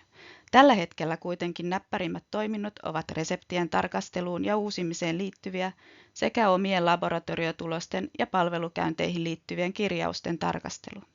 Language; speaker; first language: Finnish; native; Finnish